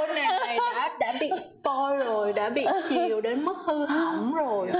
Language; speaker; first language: Vietnamese; native; Vietnamese